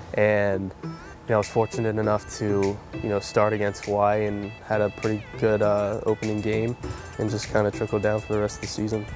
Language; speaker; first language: English; native; English